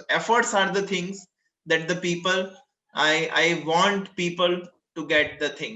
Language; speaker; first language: English; non-native, local second language; Gujarati